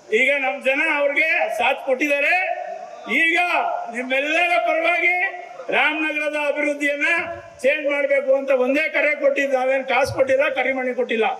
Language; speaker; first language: Kannada; native; Kannada